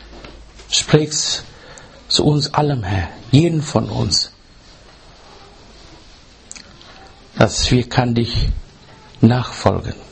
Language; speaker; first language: German; non-native, learner; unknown